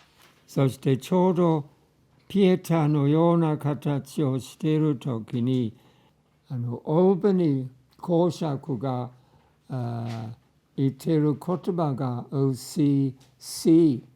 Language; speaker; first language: Japanese; non-native, fluent; English